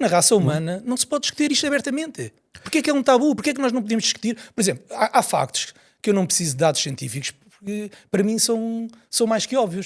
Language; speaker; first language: Portuguese; native; Portuguese